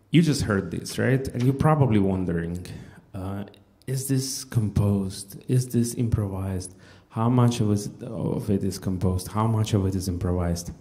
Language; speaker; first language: English; non-native, fluent; Russian